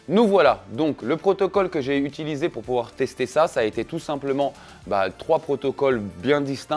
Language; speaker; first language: French; native; French